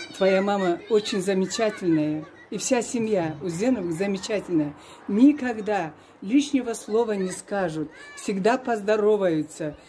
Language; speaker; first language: Russian; non-native, local second language; Karachay-Balkar